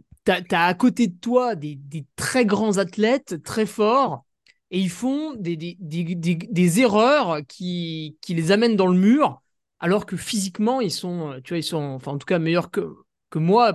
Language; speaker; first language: French; native; French